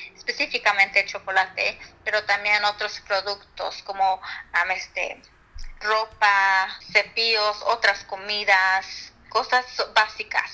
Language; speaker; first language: Spanish; early bilingual, heritage; Spanish